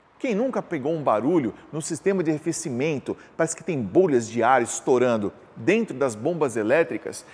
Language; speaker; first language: Portuguese; native; Portuguese